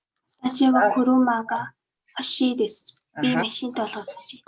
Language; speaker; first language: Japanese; non-native, learner; Mongolian